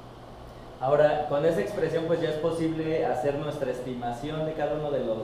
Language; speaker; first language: Spanish; native; Spanish